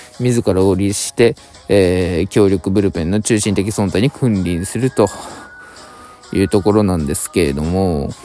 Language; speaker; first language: Japanese; native; Japanese